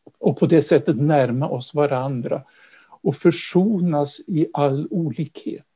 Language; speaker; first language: Swedish; native; Swedish